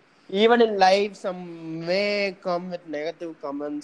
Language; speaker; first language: English; non-native, local second language; Tamil